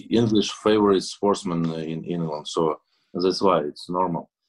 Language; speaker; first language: English; non-native, learner; Russian